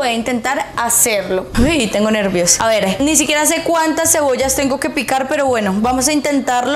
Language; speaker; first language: Spanish; native; Spanish